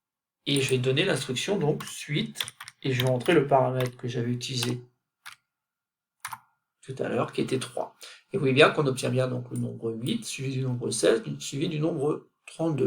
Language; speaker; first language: French; native; French